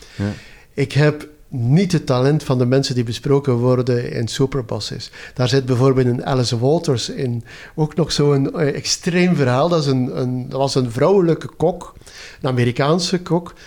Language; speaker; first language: Dutch; native; Dutch